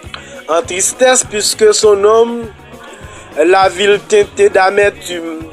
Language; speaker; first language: French; non-native, local second language; Haitian Creole